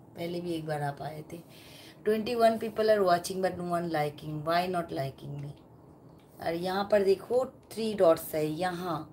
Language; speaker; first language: Hindi; non-native, local second language; Bangla